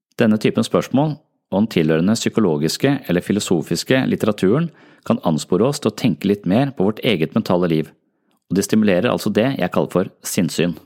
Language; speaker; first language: Norwegian; native; Norwegian